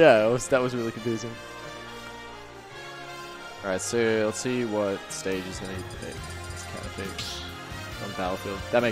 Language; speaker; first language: English; native; English